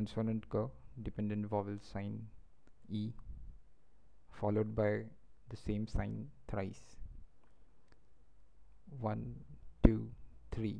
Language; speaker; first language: English; non-native, local second language; Marathi